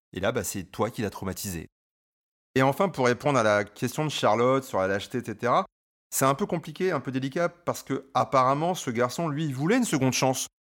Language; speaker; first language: French; native; French